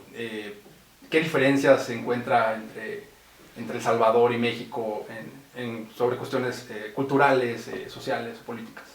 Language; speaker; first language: Spanish; native; Spanish